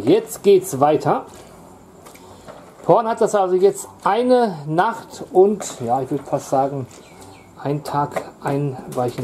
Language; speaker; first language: German; native; German